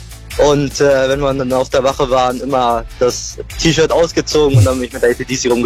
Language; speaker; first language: German; native; German